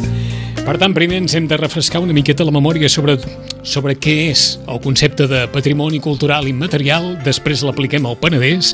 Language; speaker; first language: Catalan; native; Catalan